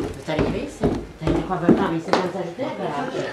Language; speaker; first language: Czech; native; Czech